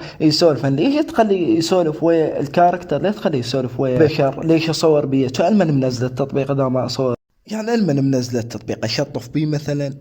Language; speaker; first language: Arabic; native; Arabic